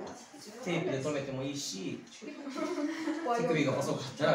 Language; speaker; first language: Japanese; native; Japanese